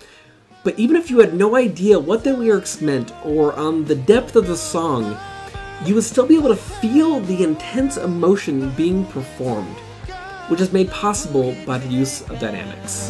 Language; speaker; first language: English; native; English